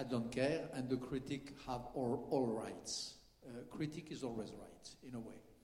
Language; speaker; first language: English; non-native, fluent; French